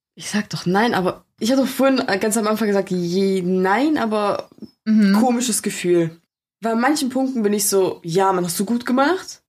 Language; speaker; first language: German; early bilingual, other home language; Turkish